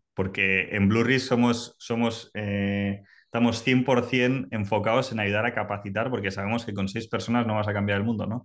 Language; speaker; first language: Spanish; native; Spanish